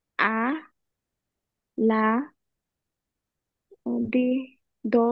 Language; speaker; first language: French; non-native, learner; Bangla